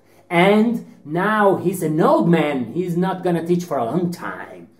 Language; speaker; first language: English; non-native, learner; Portuguese